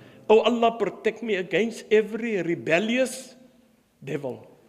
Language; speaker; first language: English; early bilingual, other home language; Afrikaans